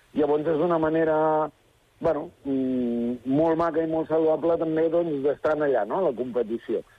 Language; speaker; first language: Catalan; early bilingual, other home language; Spanish